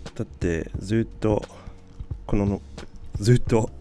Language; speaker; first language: Japanese; non-native, learner; English